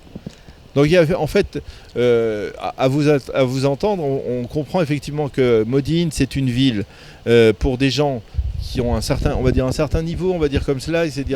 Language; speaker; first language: French; native; French